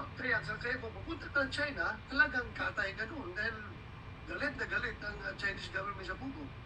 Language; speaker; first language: Filipino; native; Filipino